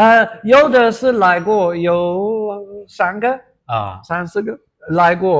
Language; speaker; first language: Chinese; non-native, fluent; English